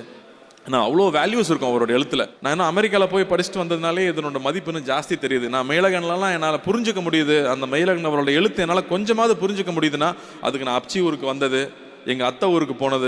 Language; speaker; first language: Tamil; native; Tamil